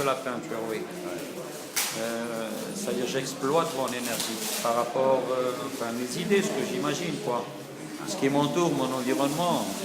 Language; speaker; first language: French; non-native, local second language; Arabic